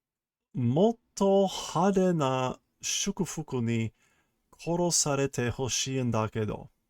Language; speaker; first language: Japanese; non-native, learner; English